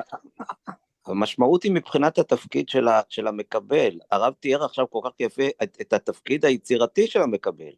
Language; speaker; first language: Hebrew; native; Hebrew